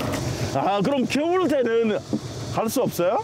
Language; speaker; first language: Korean; non-native, fluent; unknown